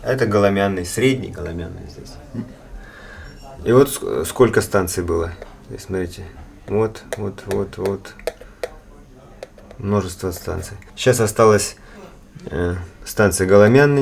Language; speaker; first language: Russian; native; Russian